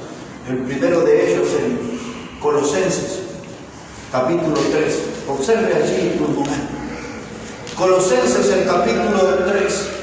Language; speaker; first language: Spanish; native; Spanish